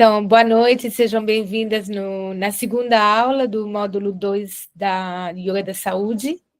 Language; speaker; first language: Portuguese; non-native, fluent; French